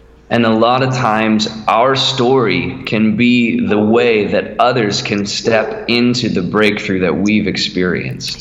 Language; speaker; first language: English; native; English